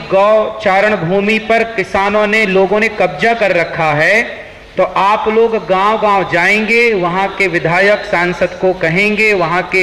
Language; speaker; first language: Hindi; native; Hindi